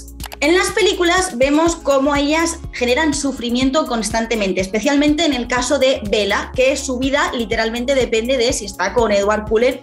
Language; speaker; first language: Spanish; native; Spanish